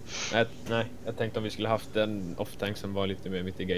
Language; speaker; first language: Swedish; native; Swedish